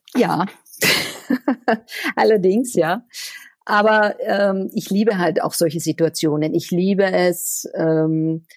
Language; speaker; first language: German; native; German